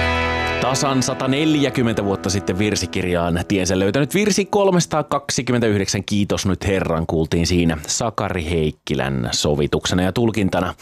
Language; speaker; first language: Finnish; native; Finnish